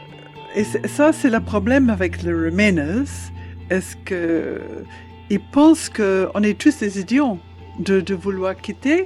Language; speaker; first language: French; non-native, fluent; English